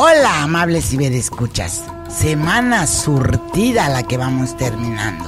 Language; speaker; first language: Spanish; native; Spanish